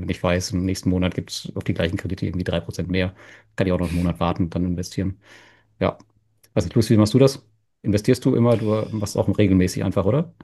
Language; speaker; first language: German; native; German